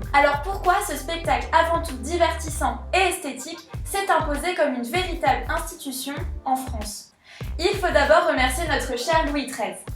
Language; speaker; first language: French; native; French